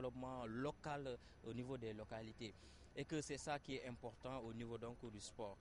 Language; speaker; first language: French; non-native, local second language; Wolof